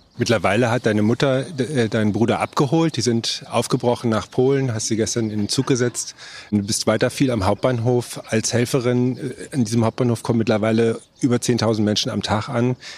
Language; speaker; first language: German; native; German